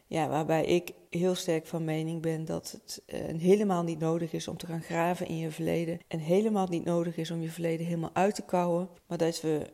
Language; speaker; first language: Dutch; native; Dutch